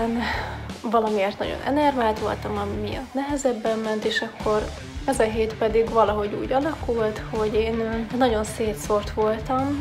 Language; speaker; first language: Hungarian; native; Hungarian